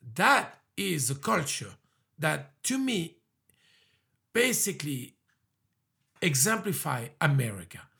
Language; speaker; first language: English; early bilingual, other home language; French